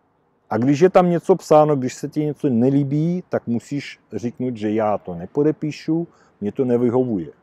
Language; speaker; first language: Czech; non-native, fluent; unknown